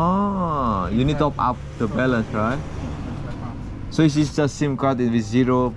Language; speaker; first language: English; non-native, learner; Indonesian